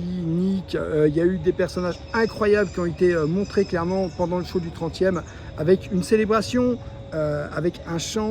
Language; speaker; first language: French; native; French